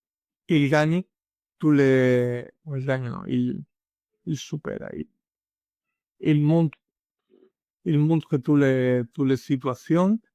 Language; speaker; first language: French; non-native, learner; Spanish